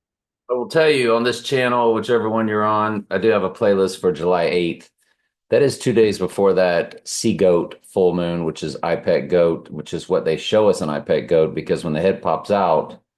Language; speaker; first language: English; native; English